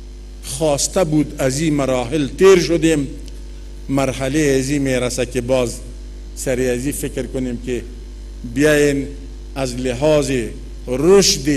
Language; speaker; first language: Persian; non-native, local second language; Pashto